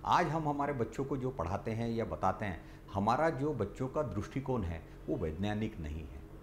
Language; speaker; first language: Hindi; non-native, local second language; Marathi